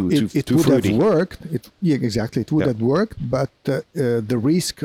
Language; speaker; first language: English; non-native, fluent; Italian